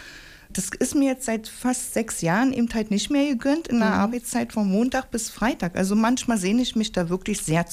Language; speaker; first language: German; native; German